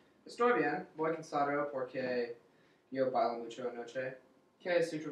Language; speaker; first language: Spanish; non-native, learner; English